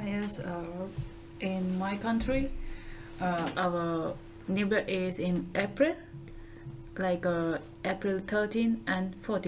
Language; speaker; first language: English; non-native, learner; Sinhala